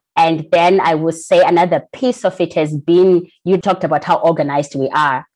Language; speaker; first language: English; non-native, local second language; Shona